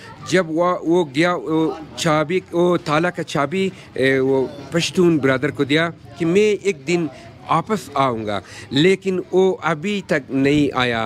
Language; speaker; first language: Hindi; non-native, local second language; Persian